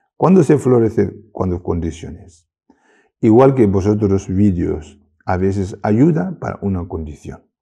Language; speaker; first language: Spanish; non-native, learner; Tibetan